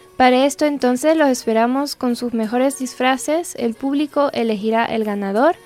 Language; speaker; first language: Spanish; non-native, fluent; French